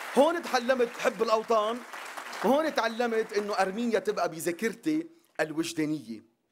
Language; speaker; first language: Arabic; non-native, local second language; Armenian